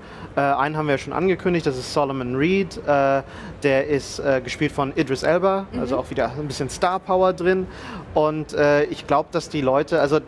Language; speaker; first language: German; native; German